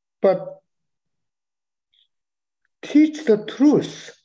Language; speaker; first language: English; non-native, learner; Chinese